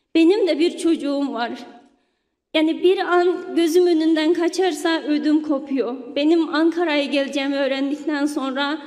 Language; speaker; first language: Turkish; non-native, fluent; Uyghur